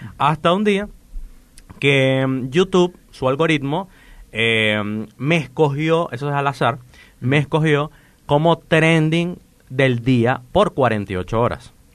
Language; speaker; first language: Spanish; native; Spanish